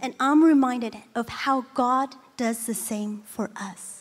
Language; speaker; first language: English; early bilingual, other home language; Chinese